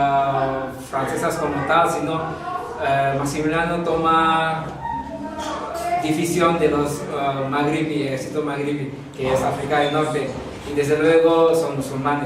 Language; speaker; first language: Spanish; non-native, fluent; Javanese